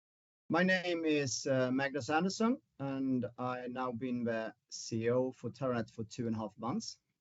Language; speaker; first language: English; non-native, fluent; Swedish